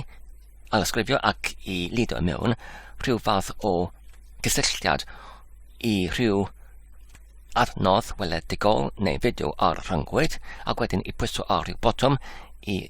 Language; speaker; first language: Welsh; non-native, fluent; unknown